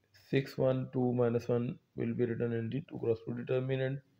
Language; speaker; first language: English; non-native, local second language; Urdu